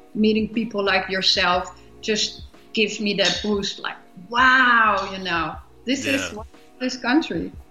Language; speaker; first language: English; non-native, fluent; Dutch